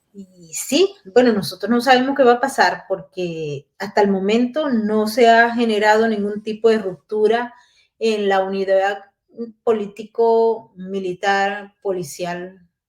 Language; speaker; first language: Spanish; native; Spanish